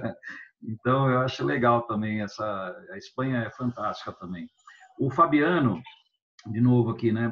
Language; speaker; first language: Portuguese; native; Portuguese